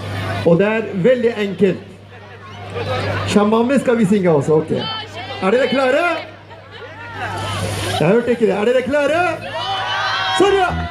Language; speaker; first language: Norwegian; non-native, fluent; Central Kurdish